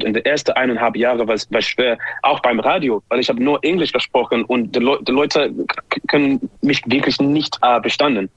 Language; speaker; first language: German; non-native, learner; English